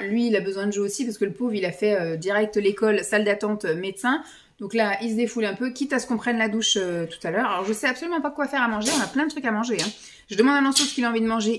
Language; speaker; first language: French; native; French